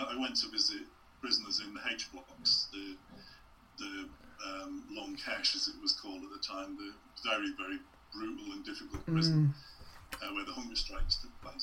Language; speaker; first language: English; native; English